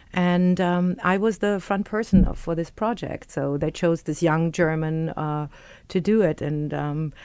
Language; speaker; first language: English; non-native, fluent; German